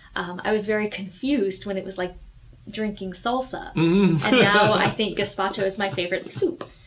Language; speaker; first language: English; native; English